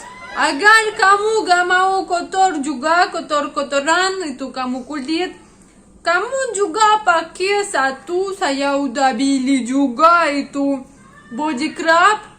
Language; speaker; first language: Indonesian; non-native, learner; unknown